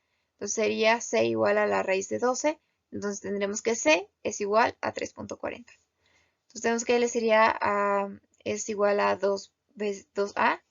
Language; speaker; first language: Spanish; native; Spanish